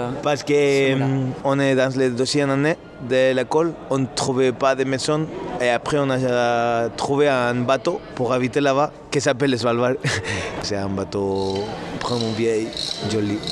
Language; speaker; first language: French; non-native, learner; Spanish